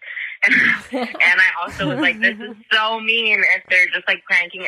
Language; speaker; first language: English; native; English